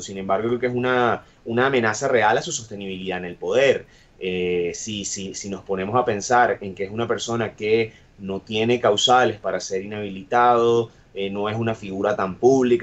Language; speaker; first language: Spanish; native; Spanish